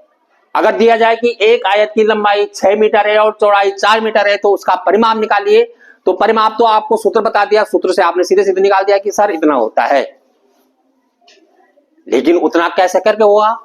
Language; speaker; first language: Hindi; native; Hindi